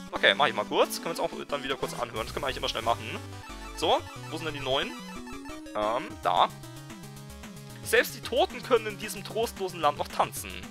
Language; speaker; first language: German; native; German